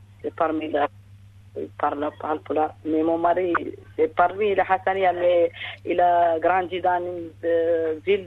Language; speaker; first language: French; non-native, learner; Arabic